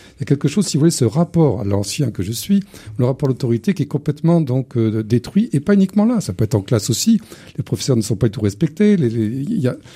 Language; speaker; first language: French; native; French